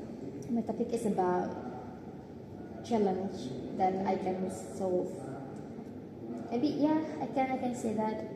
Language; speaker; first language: English; non-native, learner; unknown